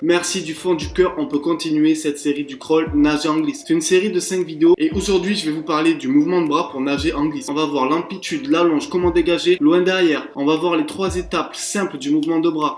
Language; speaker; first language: French; native; French